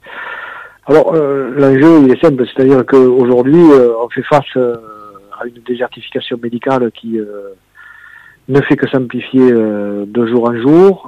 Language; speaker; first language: French; native; French